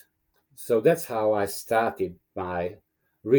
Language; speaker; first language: English; non-native, fluent; Romanian